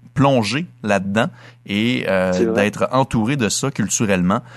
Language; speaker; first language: French; native; French